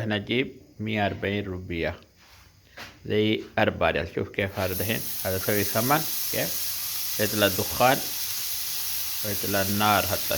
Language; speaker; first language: Arabic; non-native, learner; Urdu